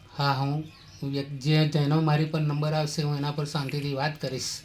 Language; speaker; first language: Gujarati; native; Gujarati